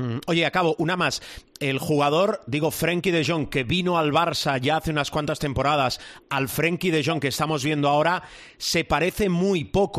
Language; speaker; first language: Spanish; native; Spanish